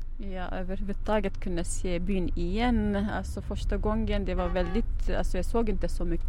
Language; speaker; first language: Swedish; non-native, fluent; Arabic